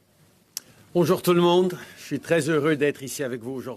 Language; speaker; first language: French; native; French